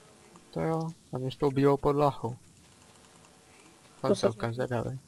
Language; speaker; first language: Czech; native; Czech